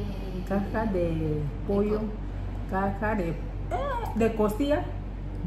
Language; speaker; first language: Spanish; non-native, learner; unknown